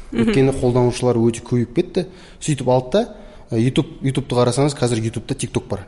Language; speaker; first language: Kazakh; native; Kazakh